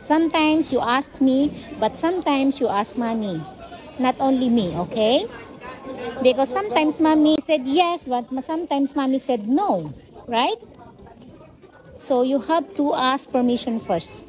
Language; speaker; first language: English; non-native, local second language; Filipino